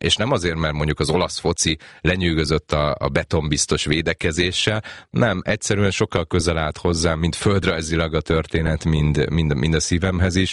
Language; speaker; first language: Hungarian; native; Hungarian